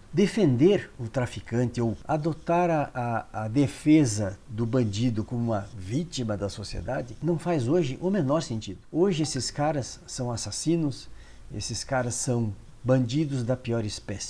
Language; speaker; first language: Portuguese; native; Portuguese